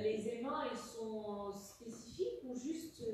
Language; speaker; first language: French; non-native, fluent; Russian